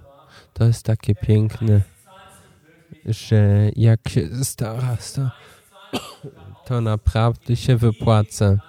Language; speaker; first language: Polish; non-native, learner; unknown